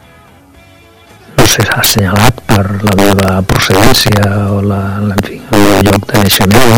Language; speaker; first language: Catalan; non-native, local second language; Spanish